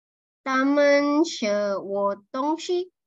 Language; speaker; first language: Chinese; non-native, learner; Malay